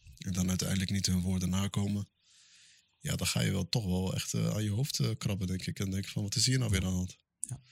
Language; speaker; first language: Dutch; early bilingual, other home language; Arabic